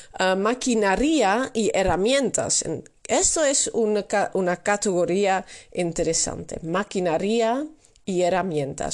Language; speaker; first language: Spanish; non-native, learner; Dutch